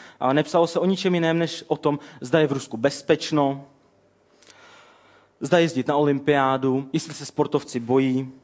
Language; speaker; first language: Czech; native; Czech